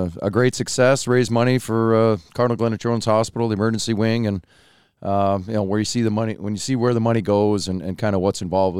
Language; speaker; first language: English; native; English